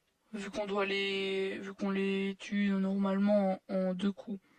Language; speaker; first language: French; native; French